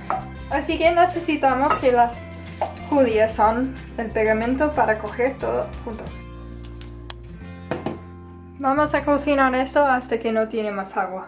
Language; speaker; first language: Spanish; non-native, fluent; English